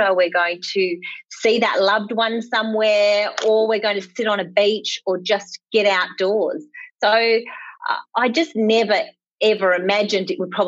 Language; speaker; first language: English; native; English